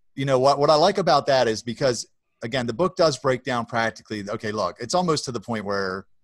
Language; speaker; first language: English; native; English